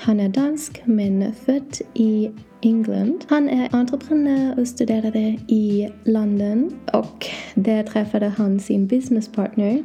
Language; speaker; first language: Swedish; non-native, learner; English